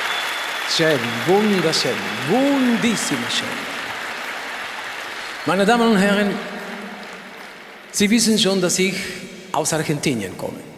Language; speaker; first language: German; non-native, learner; Spanish